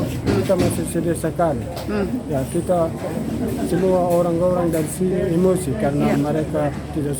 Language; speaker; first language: Indonesian; non-native, learner; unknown